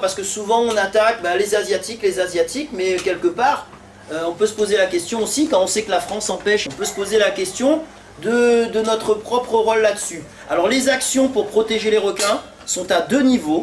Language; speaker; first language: French; native; French